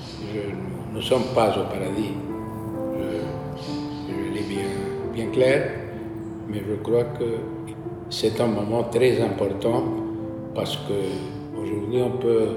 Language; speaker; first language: French; non-native, fluent; Spanish